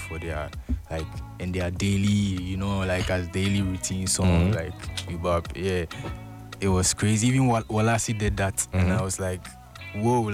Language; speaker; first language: English; non-native, local second language; Akan